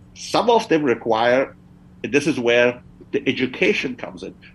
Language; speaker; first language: English; early bilingual, other home language; Persian